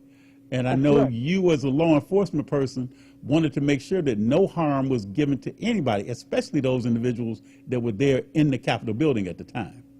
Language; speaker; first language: English; native; English